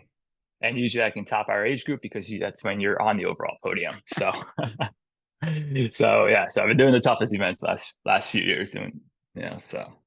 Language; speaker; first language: English; native; English